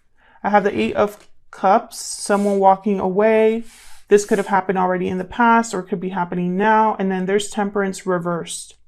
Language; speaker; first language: English; native; English